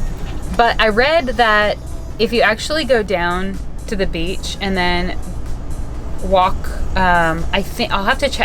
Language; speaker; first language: English; native; English